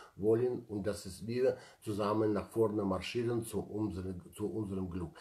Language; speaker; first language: German; non-native, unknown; Russian